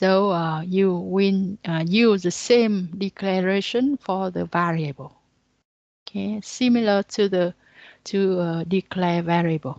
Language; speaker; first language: English; non-native, learner; Vietnamese